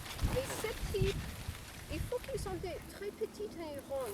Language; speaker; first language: French; non-native, fluent; English